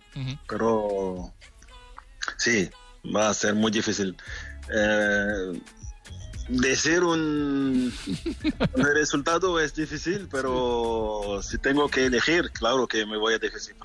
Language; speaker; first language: Spanish; non-native, fluent; French